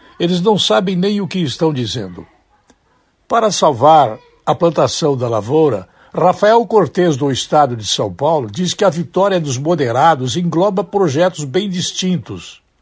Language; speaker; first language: Portuguese; native; Portuguese